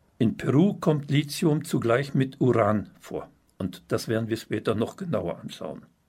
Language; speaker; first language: German; native; German